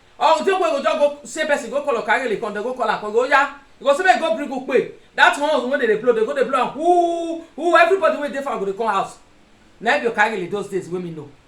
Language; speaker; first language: Nigerian Pidgin; non-native, local second language; Bini